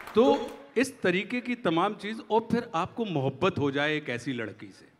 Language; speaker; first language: Hindi; native; Hindi